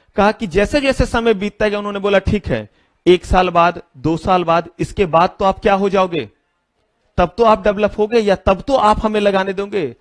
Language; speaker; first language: Hindi; native; Hindi